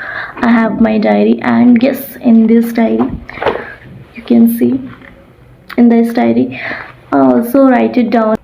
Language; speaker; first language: English; non-native, learner; Odia